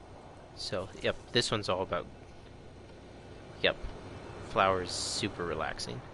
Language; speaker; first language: English; native; English